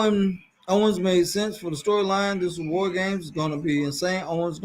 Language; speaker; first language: English; native; English